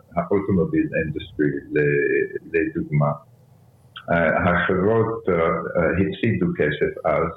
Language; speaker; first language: Hebrew; early bilingual, other home language; Arabic